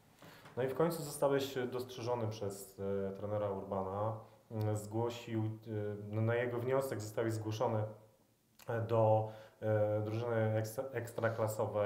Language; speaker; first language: Polish; native; Polish